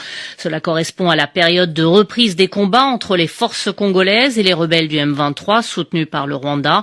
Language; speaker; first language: French; native; French